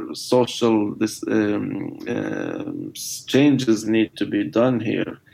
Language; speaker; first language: English; non-native, fluent; Arabic